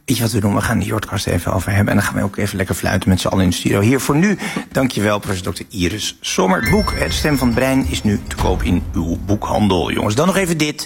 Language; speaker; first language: Dutch; native; Dutch